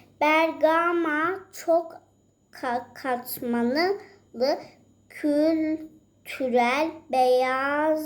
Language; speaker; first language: Turkish; native; Turkish